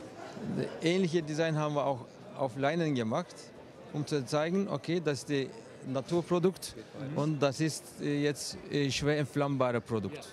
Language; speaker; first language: German; non-native, fluent; Turkish